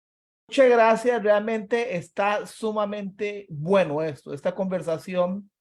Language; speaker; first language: Spanish; native; Spanish